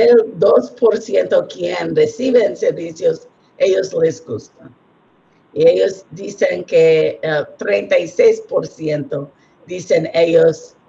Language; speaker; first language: Spanish; non-native, learner; English